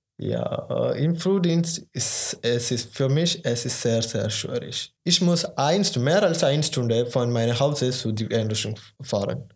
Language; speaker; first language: German; non-native, learner; Malayalam